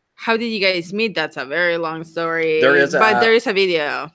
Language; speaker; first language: English; non-native, fluent; Spanish